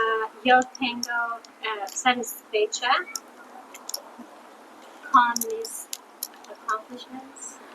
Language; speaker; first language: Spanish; non-native, learner; English